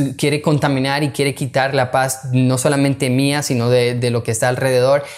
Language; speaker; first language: Spanish; native; Spanish